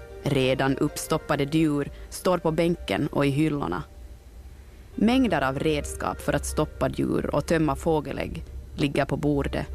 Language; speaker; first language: Swedish; native; Swedish